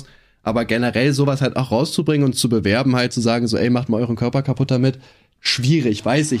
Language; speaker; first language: German; native; German